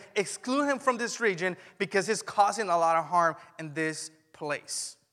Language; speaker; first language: English; non-native, fluent; Spanish